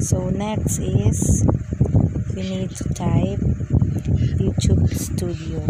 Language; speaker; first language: English; non-native, local second language; Filipino